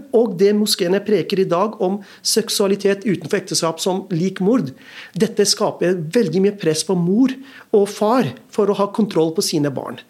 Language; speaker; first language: Norwegian; early bilingual, other home language; Urdu